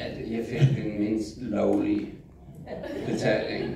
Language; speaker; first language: Danish; non-native, fluent; English